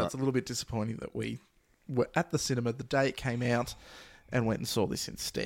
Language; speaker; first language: English; native; English